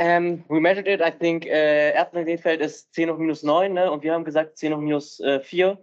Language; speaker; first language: German; native; German